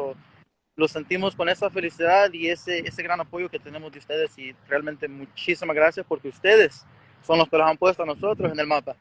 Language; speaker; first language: Spanish; early bilingual, heritage; Spanish